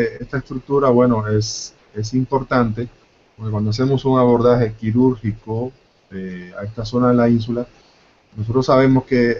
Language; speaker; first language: Spanish; native; Spanish